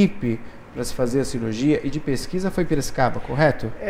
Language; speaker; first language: Portuguese; native; Portuguese